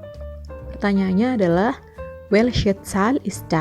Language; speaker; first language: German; non-native, fluent; Indonesian